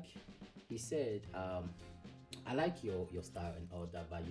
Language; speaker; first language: English; non-native, local second language; Akan